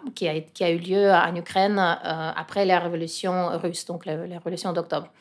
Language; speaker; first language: French; non-native, fluent; Russian